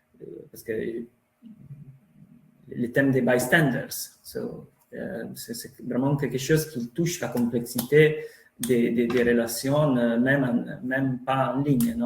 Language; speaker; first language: French; non-native, fluent; Italian